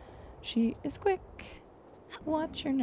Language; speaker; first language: English; native; English